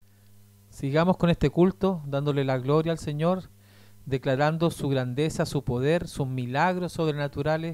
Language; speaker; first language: Spanish; native; Spanish